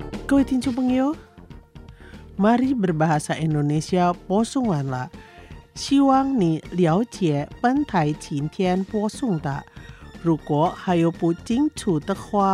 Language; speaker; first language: Chinese; non-native, local second language; Indonesian